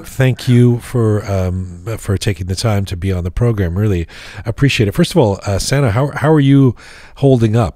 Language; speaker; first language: English; native; English